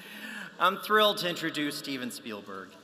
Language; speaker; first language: English; native; English